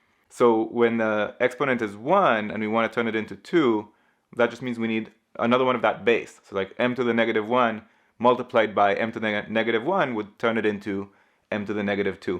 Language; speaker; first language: English; native; English